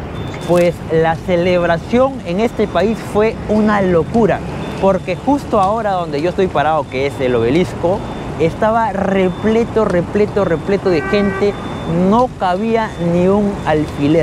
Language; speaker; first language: Spanish; native; Spanish